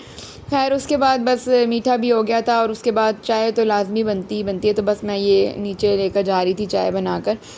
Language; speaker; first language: Urdu; native; Urdu